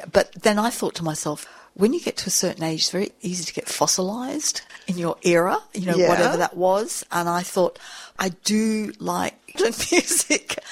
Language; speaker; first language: English; native; English